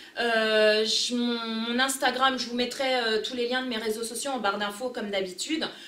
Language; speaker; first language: French; early bilingual, other home language; Portuguese